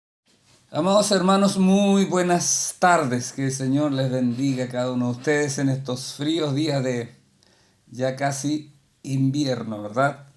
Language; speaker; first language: Spanish; native; Spanish